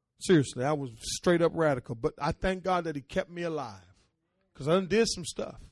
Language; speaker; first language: English; early bilingual, other home language; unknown